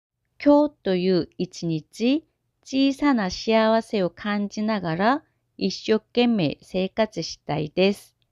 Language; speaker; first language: Japanese; non-native, fluent; Korean